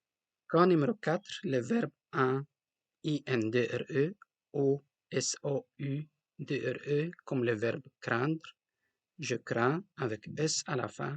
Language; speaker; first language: French; non-native, local second language; Arabic